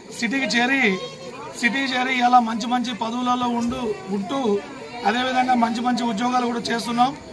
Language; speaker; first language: Telugu; non-native, local second language; Lambadi